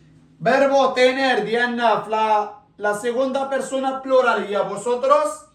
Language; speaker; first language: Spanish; non-native, local second language; Arabic